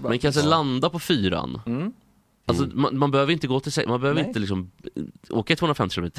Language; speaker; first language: Swedish; native; Swedish